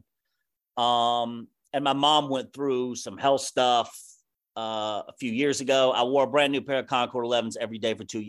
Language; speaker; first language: English; native; English